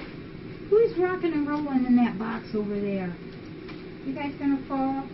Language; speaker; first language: English; native; English